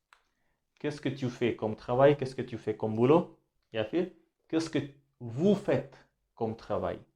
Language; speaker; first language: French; non-native, fluent; Hindi